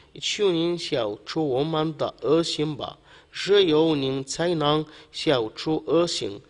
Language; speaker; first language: Chinese; non-native, fluent; Arabic